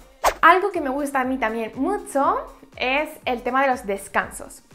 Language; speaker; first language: Spanish; native; Spanish